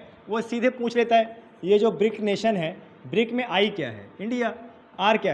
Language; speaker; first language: Hindi; native; Hindi